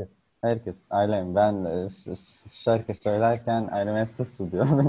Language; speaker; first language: Turkish; non-native, learner; Arabic